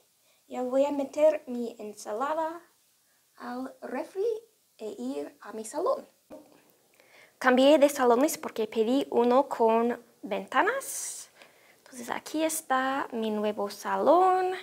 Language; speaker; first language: Spanish; non-native, fluent; English